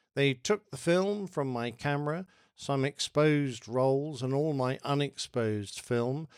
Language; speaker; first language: English; native; English